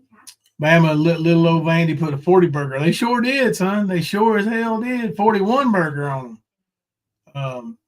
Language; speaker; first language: English; native; English